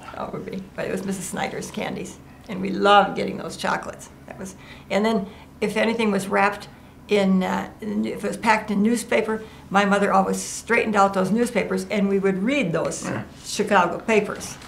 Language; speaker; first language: English; native; English